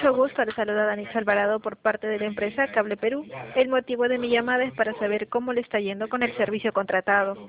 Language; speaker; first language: Spanish; native; Spanish